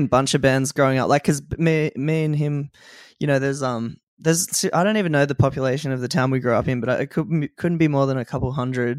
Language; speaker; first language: English; native; English